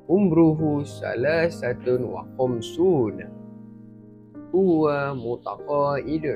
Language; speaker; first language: Arabic; non-native, learner; Malay